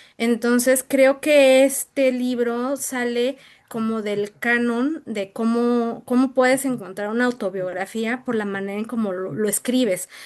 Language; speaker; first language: Spanish; native; Spanish